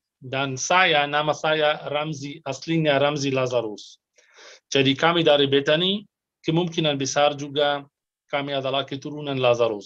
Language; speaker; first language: Indonesian; non-native, fluent; Arabic